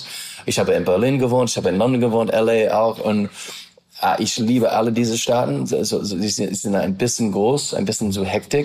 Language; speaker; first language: German; non-native, learner; English